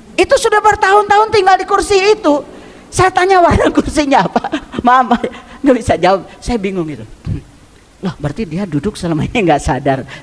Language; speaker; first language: Indonesian; non-native, local second language; Sundanese